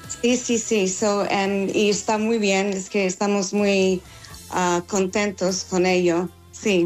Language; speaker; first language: Spanish; non-native, fluent; English